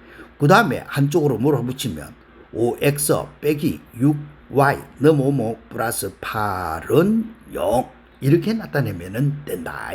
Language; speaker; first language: Korean; native; Korean